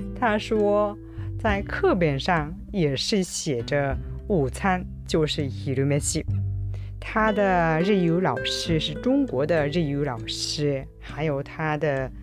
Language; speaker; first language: Chinese; non-native, fluent; Japanese